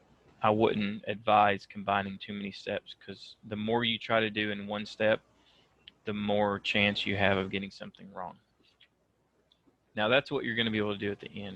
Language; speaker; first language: English; native; English